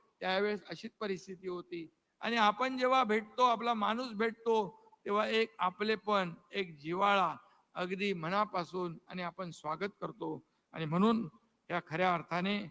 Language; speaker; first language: Marathi; native; Marathi